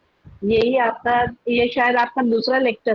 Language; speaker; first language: Hindi; native; Hindi